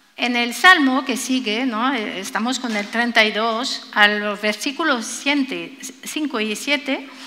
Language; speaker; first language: Spanish; non-native, fluent; French